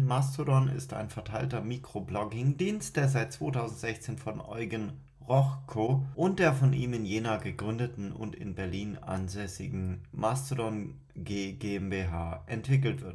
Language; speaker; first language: German; native; German